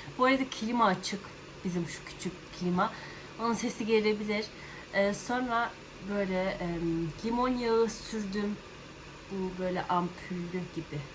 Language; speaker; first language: Turkish; early bilingual, heritage; Turkish